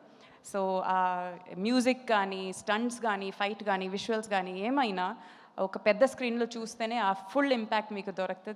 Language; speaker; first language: Telugu; non-native, local second language; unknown